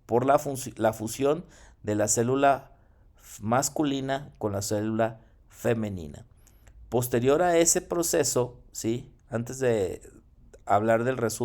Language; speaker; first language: Spanish; native; Spanish